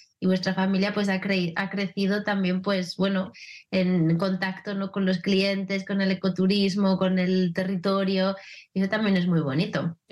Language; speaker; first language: Spanish; native; Spanish